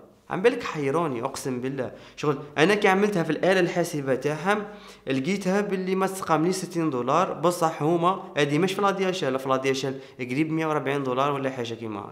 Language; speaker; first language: Arabic; native; Arabic